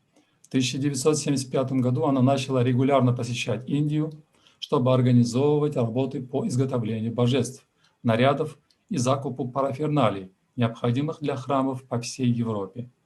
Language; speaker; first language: Russian; native; Russian